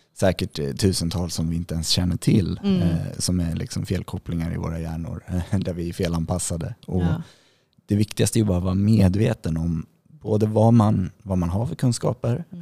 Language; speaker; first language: Swedish; native; Swedish